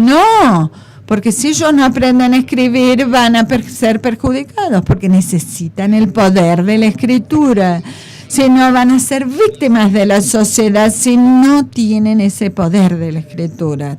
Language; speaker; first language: Spanish; non-native, fluent; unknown